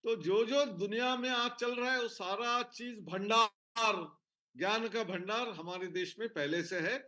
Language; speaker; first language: Hindi; non-native, local second language; Marathi